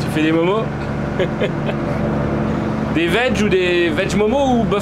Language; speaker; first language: French; native; French